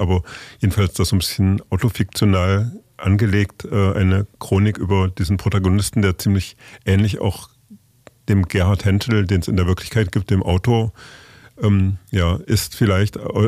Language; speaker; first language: German; native; German